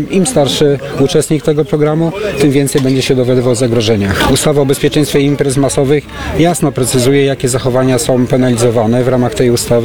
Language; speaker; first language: Polish; native; Polish